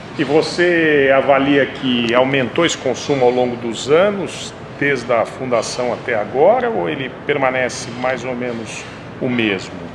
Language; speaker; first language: Portuguese; native; Portuguese